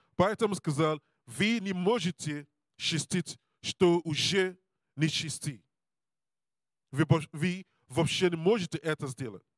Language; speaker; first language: Russian; non-native, learner; English